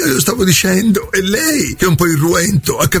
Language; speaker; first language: Italian; native; Italian